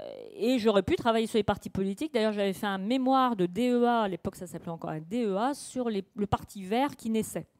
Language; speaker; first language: French; native; French